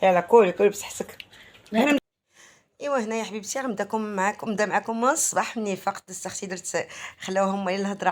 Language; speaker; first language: Arabic; native; Arabic